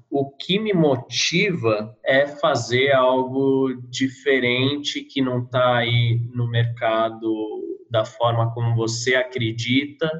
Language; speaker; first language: Portuguese; early bilingual, other home language; Norwegian